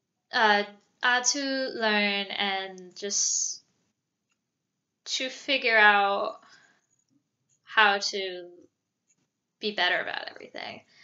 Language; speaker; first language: English; native; English